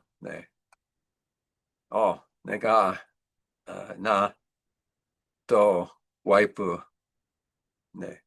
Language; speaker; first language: Korean; non-native, learner; English